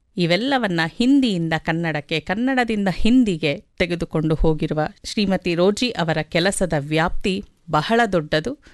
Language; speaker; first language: Kannada; native; Kannada